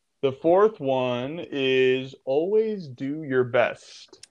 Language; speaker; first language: English; native; English